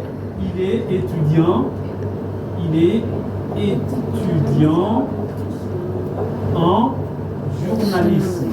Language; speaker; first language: French; non-native, fluent; Tswana